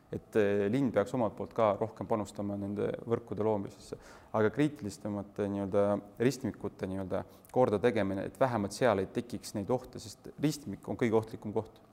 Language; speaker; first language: Estonian; non-native, local second language; Russian